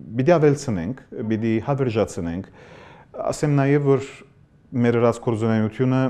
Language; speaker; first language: Armenian; early bilingual, heritage; Armenian